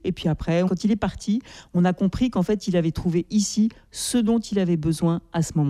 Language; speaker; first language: French; native; French